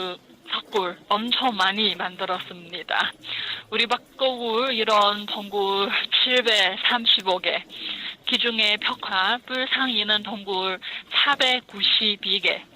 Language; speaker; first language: Korean; non-native, fluent; Chinese